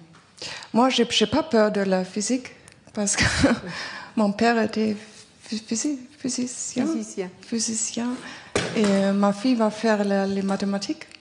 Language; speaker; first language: French; non-native, fluent; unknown